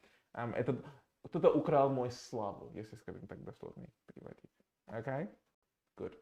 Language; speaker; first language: Russian; non-native, fluent; English